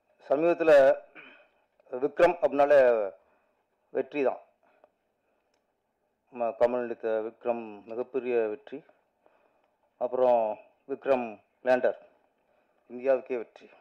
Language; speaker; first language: Tamil; native; Tamil